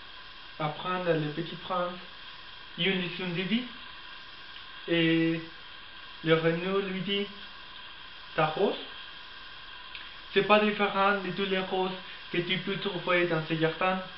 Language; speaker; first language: French; non-native, learner; Spanish